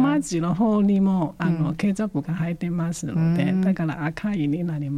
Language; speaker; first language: Japanese; non-native, fluent; Chinese